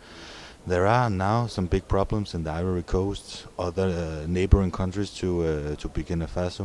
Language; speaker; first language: English; non-native, fluent; Danish